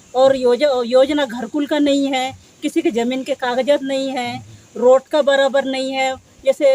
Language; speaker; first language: Hindi; non-native, local second language; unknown